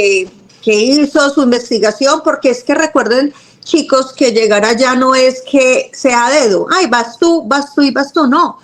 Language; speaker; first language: Spanish; native; Spanish